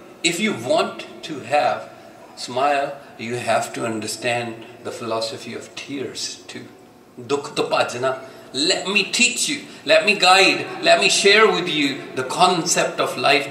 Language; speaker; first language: English; non-native, local second language; Punjabi